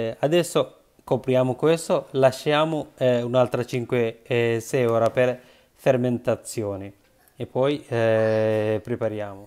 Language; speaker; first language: Italian; non-native, learner; Sinhala